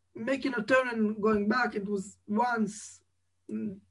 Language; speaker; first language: English; non-native, fluent; Hebrew